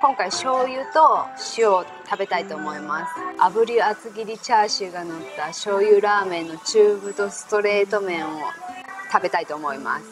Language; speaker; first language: Japanese; native; Japanese